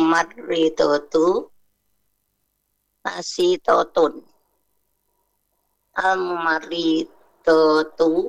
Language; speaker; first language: Arabic; non-native, learner; Indonesian